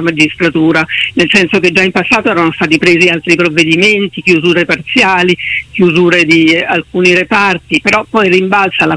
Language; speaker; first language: Italian; native; Italian